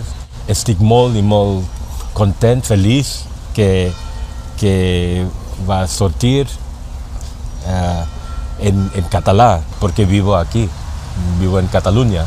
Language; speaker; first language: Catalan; non-native, learner; Thai